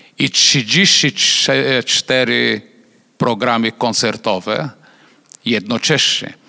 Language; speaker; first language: Polish; non-native, fluent; Portuguese